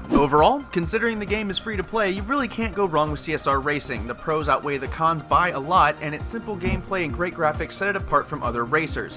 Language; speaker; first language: English; native; English